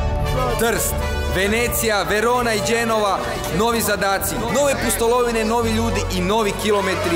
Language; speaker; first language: Serbian; native; Serbian